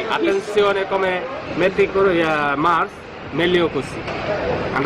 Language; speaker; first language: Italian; non-native, learner; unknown